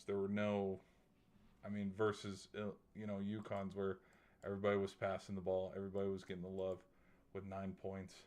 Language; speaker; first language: English; native; English